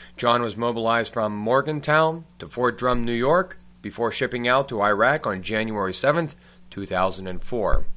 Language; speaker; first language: English; early bilingual, other home language; Ukrainian